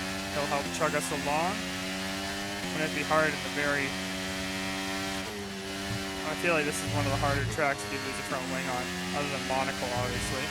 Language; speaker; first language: English; native; English